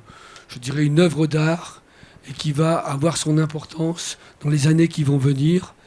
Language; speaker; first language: French; native; French